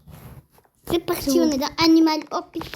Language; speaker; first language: French; native; French